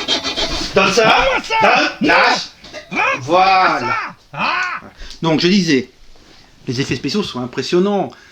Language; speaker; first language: French; native; French